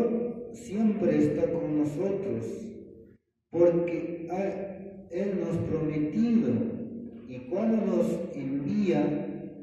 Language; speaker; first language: Spanish; non-native, fluent; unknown